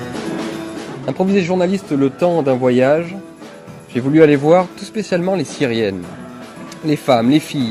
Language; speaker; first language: French; native; French